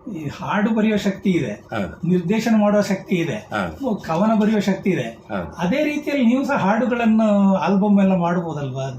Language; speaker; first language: Kannada; native; Kannada